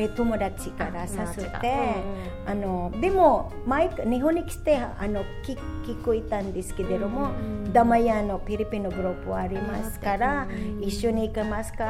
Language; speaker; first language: Japanese; non-native, learner; Filipino